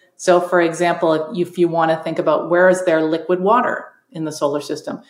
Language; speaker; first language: English; native; English